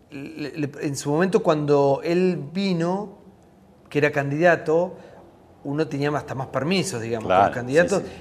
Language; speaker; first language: Spanish; native; Spanish